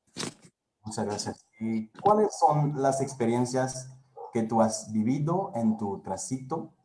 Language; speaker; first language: Spanish; non-native, fluent; Haitian Creole